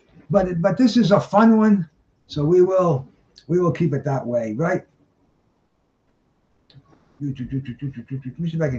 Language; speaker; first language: English; native; English